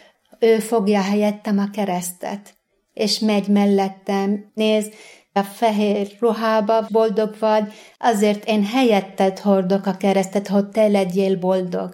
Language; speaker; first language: Hungarian; non-native, learner; Arabic